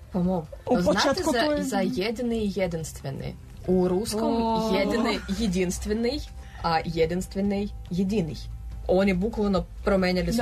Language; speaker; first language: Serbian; non-native, learner; Russian